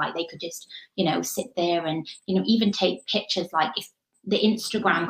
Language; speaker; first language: English; native; English